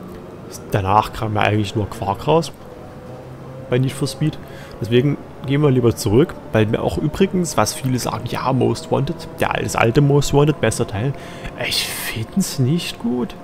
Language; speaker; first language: German; native; German